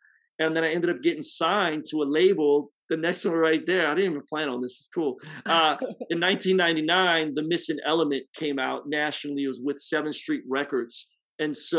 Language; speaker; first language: English; native; English